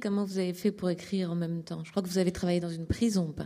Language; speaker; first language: French; native; French